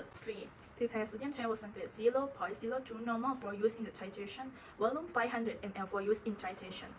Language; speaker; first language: English; non-native, learner; Thai